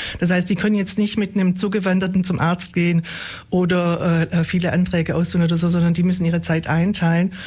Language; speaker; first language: German; native; German